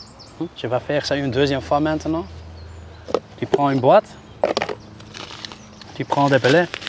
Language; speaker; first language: French; non-native, local second language; Dutch